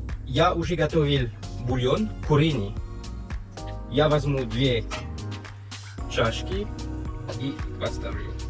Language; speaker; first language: Russian; non-native, learner; French